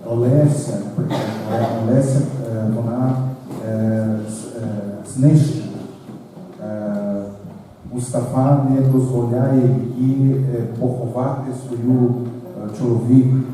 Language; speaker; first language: Ukrainian; non-native, learner; Portuguese